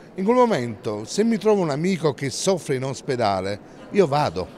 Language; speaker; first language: Italian; native; Italian